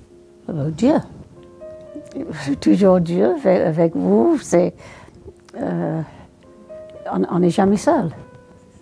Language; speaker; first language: French; non-native, fluent; English